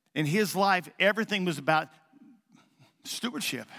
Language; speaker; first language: English; native; English